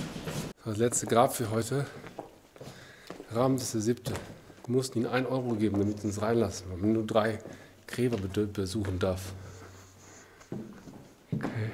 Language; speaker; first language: German; non-native, fluent; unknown